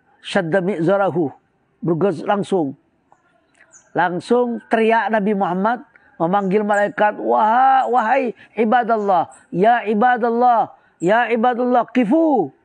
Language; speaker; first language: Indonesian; non-native, local second language; Madurese